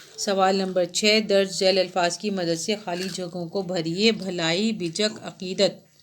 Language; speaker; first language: Urdu; native; Urdu